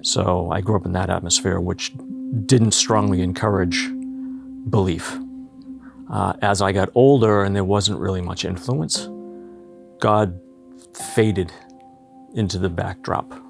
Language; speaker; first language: English; native; English